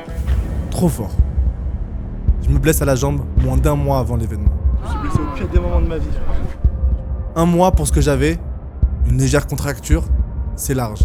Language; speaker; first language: French; native; French